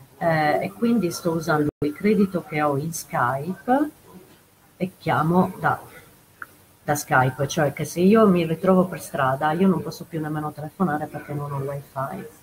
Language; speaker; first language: Italian; native; Italian